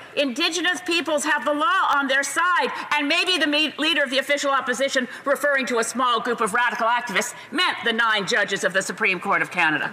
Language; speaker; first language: English; native; English